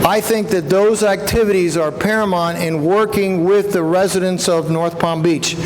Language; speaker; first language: English; non-native, fluent; Spanish